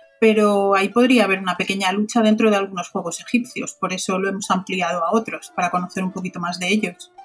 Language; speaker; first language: Spanish; native; Spanish